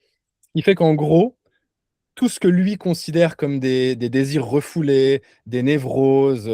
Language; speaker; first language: French; native; French